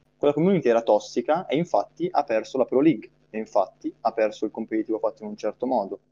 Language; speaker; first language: Italian; native; Italian